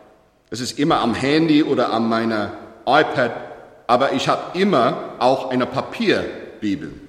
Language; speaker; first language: German; non-native, learner; English